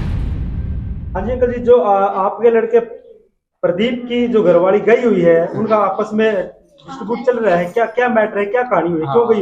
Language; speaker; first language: Hindi; native; Hindi